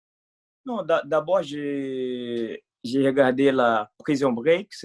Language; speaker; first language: French; non-native, fluent; Portuguese